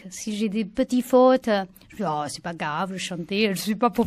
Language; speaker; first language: French; non-native, learner; Chinese